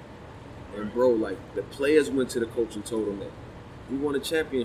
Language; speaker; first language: English; native; English